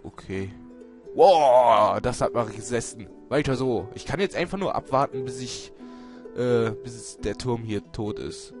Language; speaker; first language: German; native; German